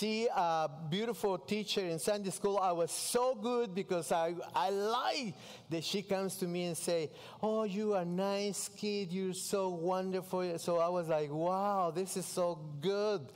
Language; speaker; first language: English; non-native, learner; Spanish